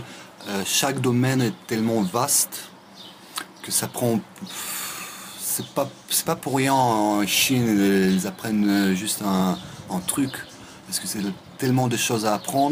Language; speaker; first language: French; non-native, fluent; Russian